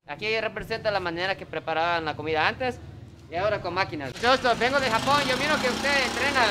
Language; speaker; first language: Spanish; non-native, fluent; Japanese